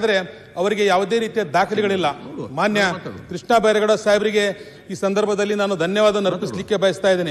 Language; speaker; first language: Kannada; non-native, local second language; Urdu